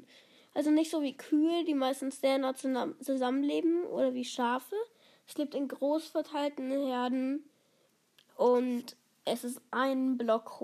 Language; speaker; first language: German; native; German